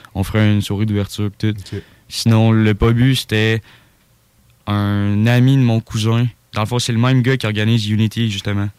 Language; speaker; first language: French; native; French